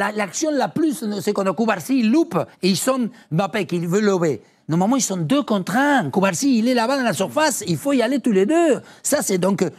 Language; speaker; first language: French; non-native, fluent; Spanish